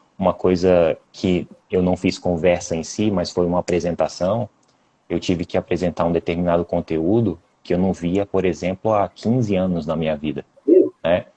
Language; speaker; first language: Portuguese; native; Portuguese